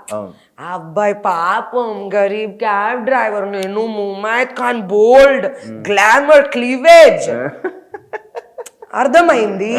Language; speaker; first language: Telugu; non-native, local second language; Hindi